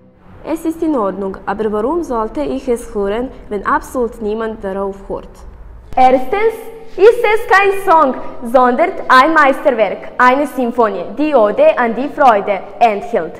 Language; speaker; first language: German; non-native, learner; Serbian